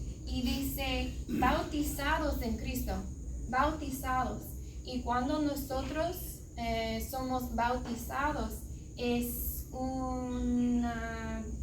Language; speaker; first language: Spanish; non-native, learner; English